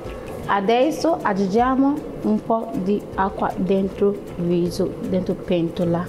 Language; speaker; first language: Italian; non-native, learner; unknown